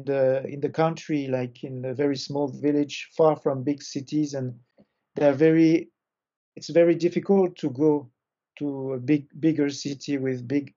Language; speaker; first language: English; non-native, fluent; French